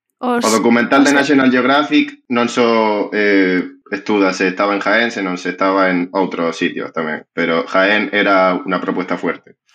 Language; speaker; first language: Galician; non-native, fluent; Spanish